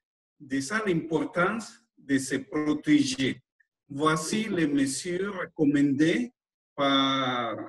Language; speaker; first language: French; non-native, fluent; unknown